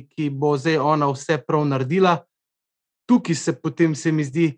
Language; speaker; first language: Slovenian; native; Slovenian